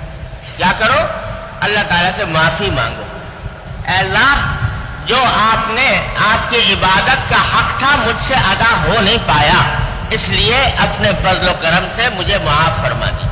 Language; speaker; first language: Urdu; native; Urdu